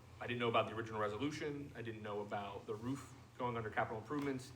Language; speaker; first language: English; native; English